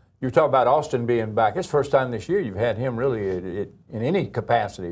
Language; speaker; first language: English; native; English